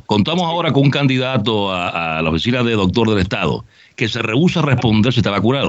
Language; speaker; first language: Spanish; native; Spanish